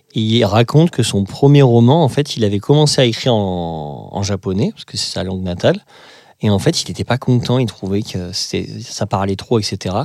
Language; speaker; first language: French; native; French